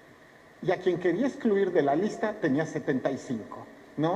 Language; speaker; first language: Spanish; native; Spanish